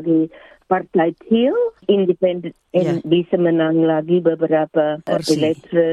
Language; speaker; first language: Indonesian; early bilingual, heritage; English